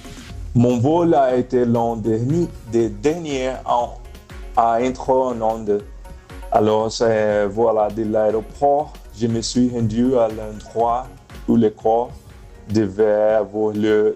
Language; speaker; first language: French; non-native, fluent; Portuguese